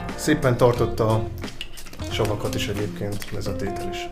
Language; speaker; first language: Hungarian; native; Hungarian